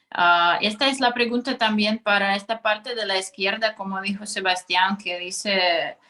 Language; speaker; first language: Spanish; non-native, fluent; Russian